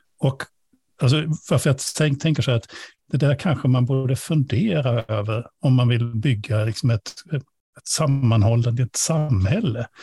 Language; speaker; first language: Swedish; native; Swedish